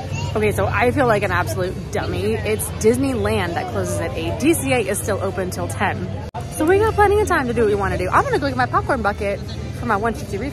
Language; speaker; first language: English; native; English